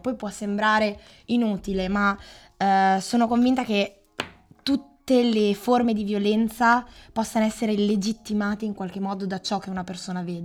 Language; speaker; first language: Italian; native; Italian